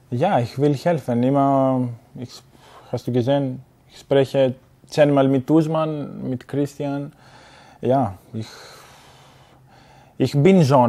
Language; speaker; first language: German; non-native, learner; Greek